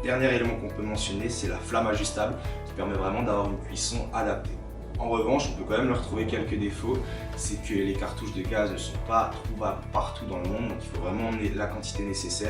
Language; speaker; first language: French; native; French